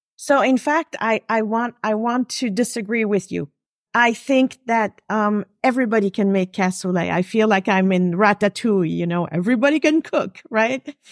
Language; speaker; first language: English; non-native, fluent; French